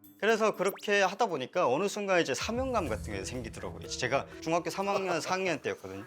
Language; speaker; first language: Korean; native; Korean